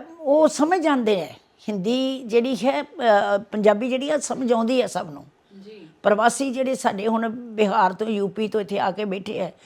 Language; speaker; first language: Punjabi; native; Punjabi